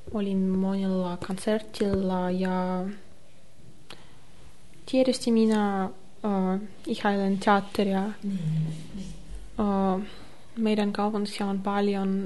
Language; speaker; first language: Finnish; non-native, learner; Russian